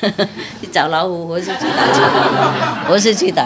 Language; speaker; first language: Chinese; non-native, fluent; Vietnamese